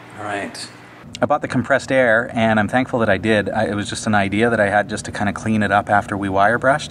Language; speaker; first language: English; native; English